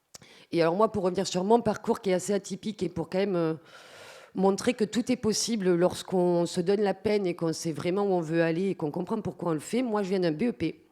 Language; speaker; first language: French; native; French